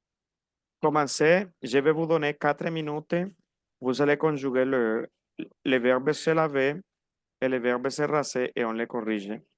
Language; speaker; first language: French; non-native, fluent; Spanish